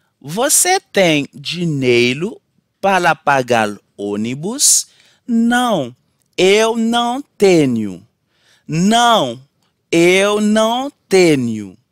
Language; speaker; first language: Portuguese; non-native, learner; Haitian Creole